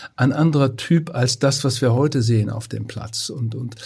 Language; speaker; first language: German; native; German